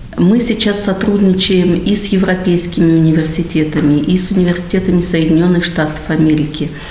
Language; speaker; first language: Russian; native; Russian